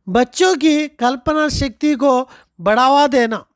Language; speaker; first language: Hindi; non-native, local second language; Telugu